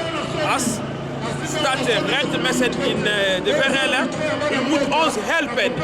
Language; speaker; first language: Dutch; non-native, learner; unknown